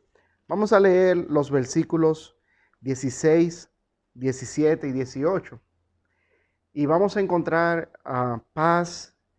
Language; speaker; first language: Spanish; native; Spanish